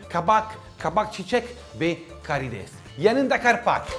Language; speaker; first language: Turkish; non-native, learner; Italian